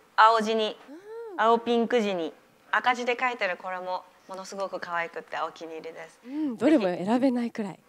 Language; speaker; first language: Japanese; native; Japanese